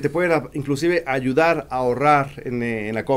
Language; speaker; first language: Spanish; native; Spanish